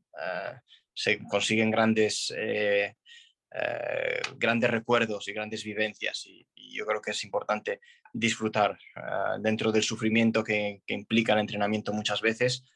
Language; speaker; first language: Spanish; native; Spanish